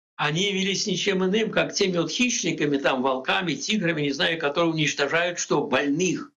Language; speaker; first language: Russian; native; Russian